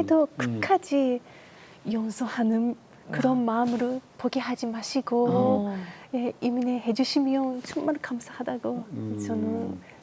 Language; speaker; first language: Korean; non-native, learner; Japanese